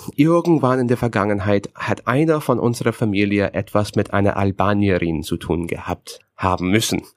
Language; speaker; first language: German; non-native, fluent; English